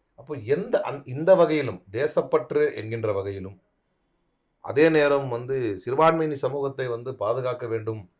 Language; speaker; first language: Tamil; native; Tamil